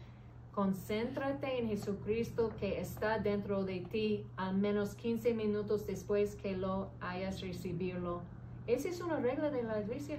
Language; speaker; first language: Spanish; early bilingual, heritage; English